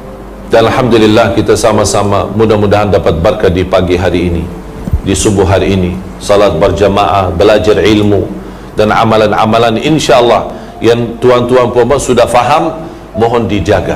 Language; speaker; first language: Indonesian; non-native, fluent; Arabic